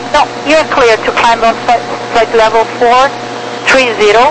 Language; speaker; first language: English; non-native, learner; Portuguese